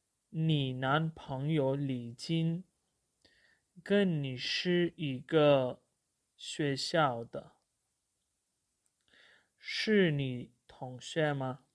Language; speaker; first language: Chinese; non-native, fluent; Urdu